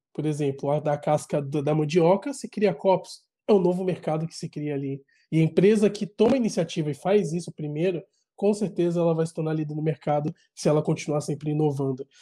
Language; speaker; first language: Portuguese; native; Portuguese